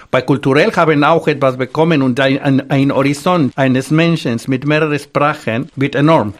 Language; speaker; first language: German; non-native, fluent; Spanish